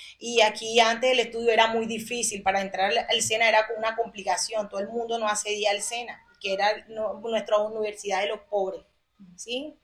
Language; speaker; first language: Spanish; native; Spanish